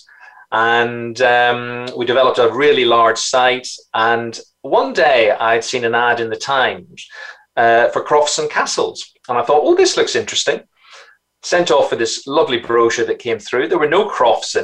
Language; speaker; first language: English; native; English